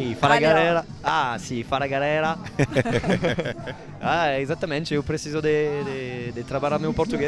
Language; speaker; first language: Portuguese; non-native, learner; Italian